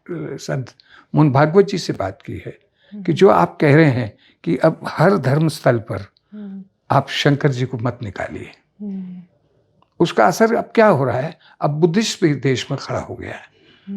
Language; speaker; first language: Hindi; native; Hindi